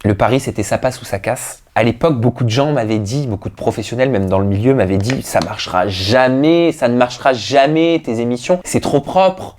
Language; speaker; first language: French; native; French